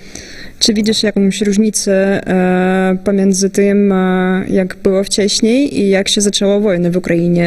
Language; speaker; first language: Polish; non-native, fluent; Russian